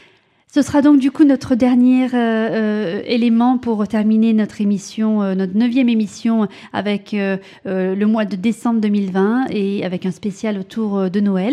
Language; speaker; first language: French; native; French